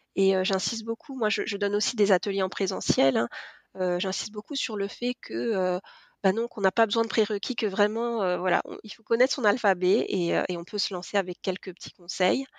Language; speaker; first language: French; native; French